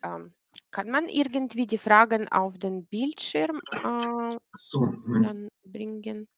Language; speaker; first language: German; non-native, fluent; Ukrainian